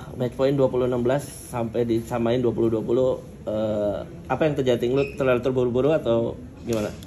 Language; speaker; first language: Indonesian; native; Indonesian